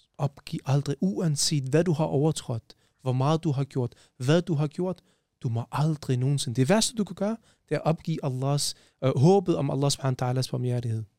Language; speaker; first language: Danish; early bilingual, other home language; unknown